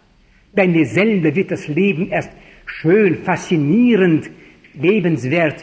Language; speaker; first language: German; non-native, fluent; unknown